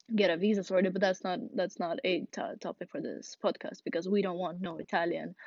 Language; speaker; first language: English; non-native, fluent; Russian